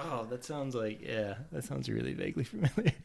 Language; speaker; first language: English; native; English